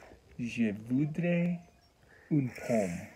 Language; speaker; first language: French; non-native, learner; English